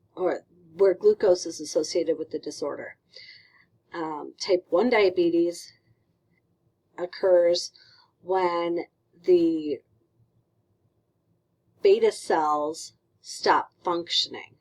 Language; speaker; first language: English; native; English